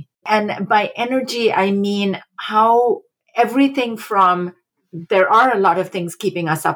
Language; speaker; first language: English; non-native, local second language; Hindi